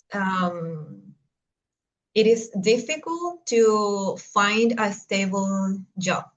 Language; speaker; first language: English; non-native, learner; Spanish